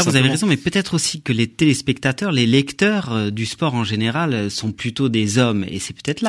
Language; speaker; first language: French; native; French